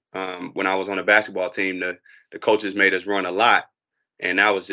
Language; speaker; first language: English; native; English